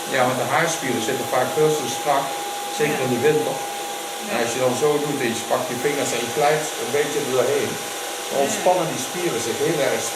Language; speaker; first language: Dutch; native; Dutch